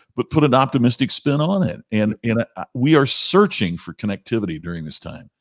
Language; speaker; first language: English; native; English